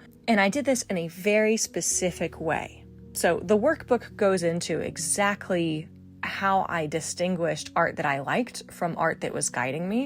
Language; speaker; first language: English; native; English